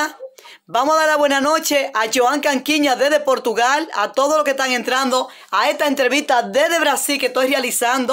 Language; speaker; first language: Spanish; native; Spanish